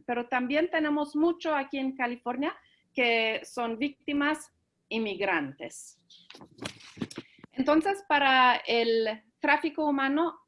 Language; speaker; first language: Spanish; early bilingual, heritage; Spanish